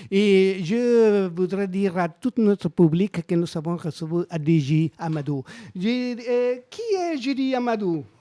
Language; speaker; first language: French; non-native, learner; Spanish